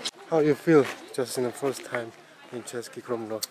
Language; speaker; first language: English; non-native, learner; Korean